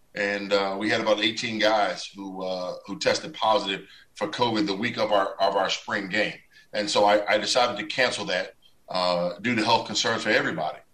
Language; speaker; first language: English; native; English